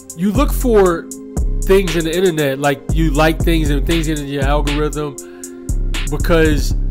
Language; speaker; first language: English; native; English